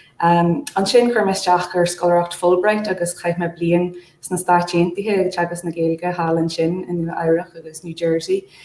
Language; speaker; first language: Irish; non-native, local second language; English